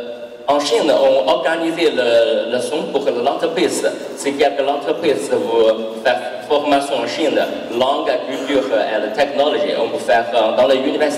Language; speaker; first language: French; non-native, learner; Chinese